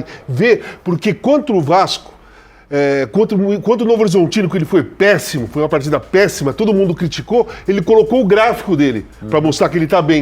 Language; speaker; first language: Portuguese; native; Portuguese